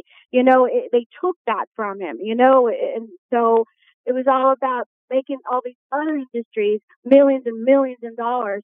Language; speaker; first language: English; native; English